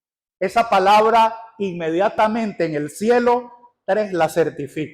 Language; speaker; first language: Spanish; native; Spanish